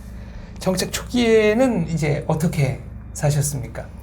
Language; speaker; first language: Korean; native; Korean